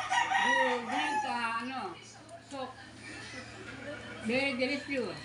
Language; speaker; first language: English; non-native, learner; Filipino